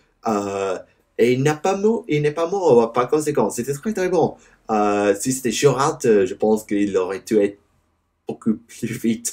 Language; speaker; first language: French; non-native, learner; English